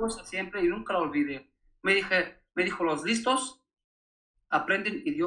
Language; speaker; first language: Spanish; early bilingual, other home language; Arabic